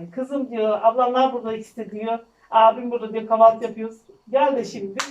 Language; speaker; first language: Turkish; native; Turkish